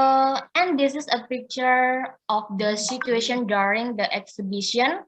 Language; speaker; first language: English; non-native, learner; Indonesian